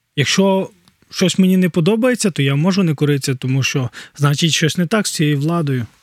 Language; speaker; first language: Ukrainian; native; Ukrainian